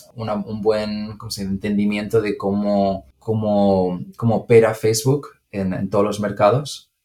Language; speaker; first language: Spanish; native; Spanish